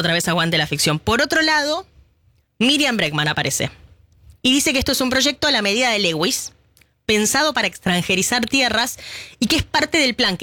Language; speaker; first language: Spanish; native; Spanish